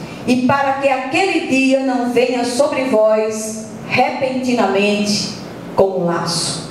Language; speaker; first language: Portuguese; native; Portuguese